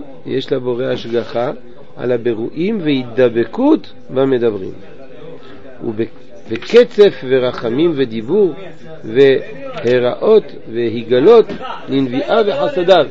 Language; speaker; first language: Hebrew; non-native, fluent; French